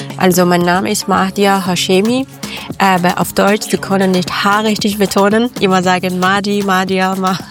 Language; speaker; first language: German; non-native, learner; Persian